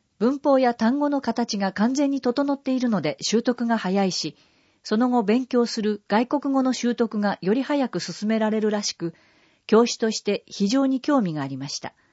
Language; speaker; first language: Japanese; non-native, fluent; English